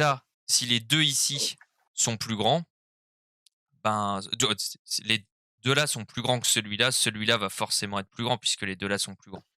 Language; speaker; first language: French; native; French